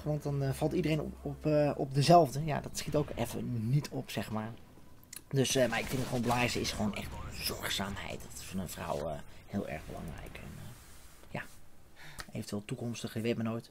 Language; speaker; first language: Dutch; native; Dutch